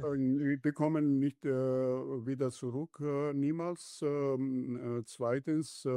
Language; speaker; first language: German; non-native, learner; Georgian